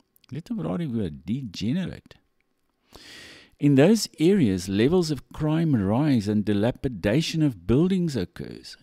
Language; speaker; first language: English; non-native, local second language; Afrikaans